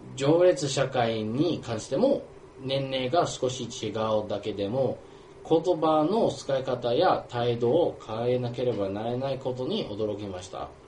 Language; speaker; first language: Japanese; non-native, fluent; English